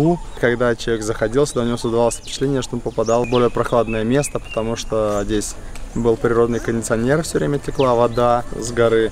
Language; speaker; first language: Russian; native; Russian